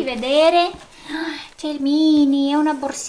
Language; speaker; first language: Italian; native; Italian